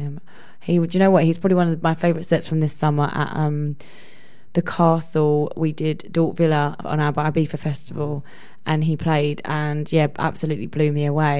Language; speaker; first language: English; native; English